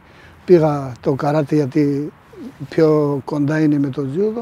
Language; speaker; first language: Greek; non-native, fluent; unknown